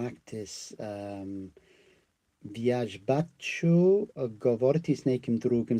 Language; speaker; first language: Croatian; non-native, learner; English